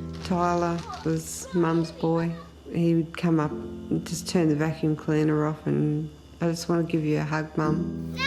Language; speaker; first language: English; native; English